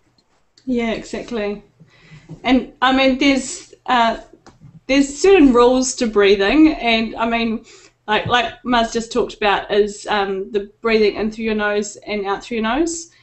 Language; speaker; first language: English; native; English